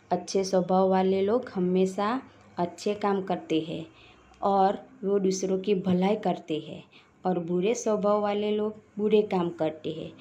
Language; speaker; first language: Hindi; non-native, local second language; Gujarati